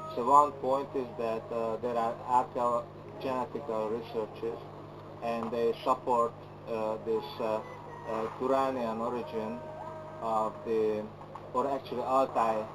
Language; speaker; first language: English; non-native, fluent; Hungarian